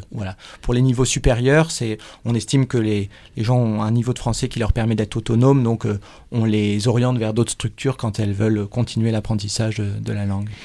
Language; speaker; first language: French; native; French